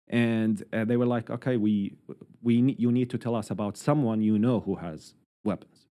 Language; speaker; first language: English; non-native, fluent; Arabic